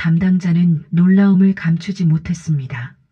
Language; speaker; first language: Korean; native; Korean